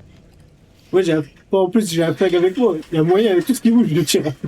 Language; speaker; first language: French; native; French